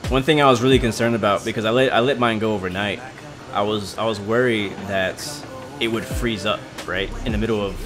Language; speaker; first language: English; native; English